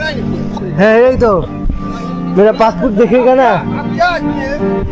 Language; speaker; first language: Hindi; non-native, learner; Bangla